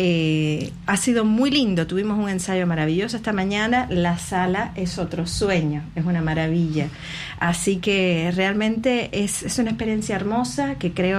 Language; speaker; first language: Spanish; native; Spanish